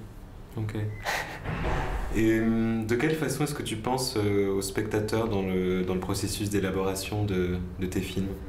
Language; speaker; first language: French; native; French